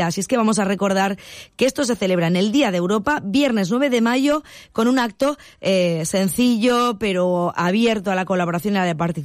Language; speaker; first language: Spanish; native; Spanish